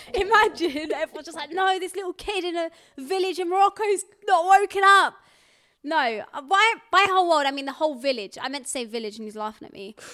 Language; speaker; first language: English; early bilingual, other home language; Arabic